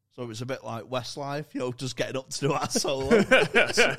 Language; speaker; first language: English; native; English